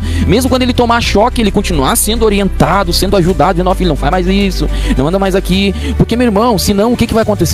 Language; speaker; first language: Portuguese; native; Portuguese